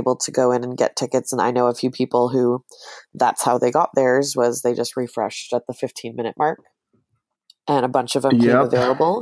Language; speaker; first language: English; native; English